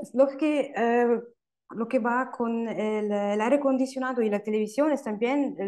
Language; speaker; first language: Spanish; non-native, fluent; German